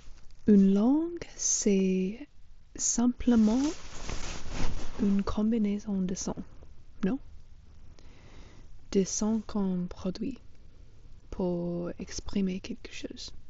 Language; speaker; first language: French; non-native, fluent; English